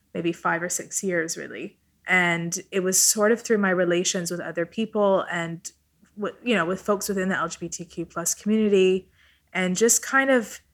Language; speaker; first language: English; non-native, fluent; Italian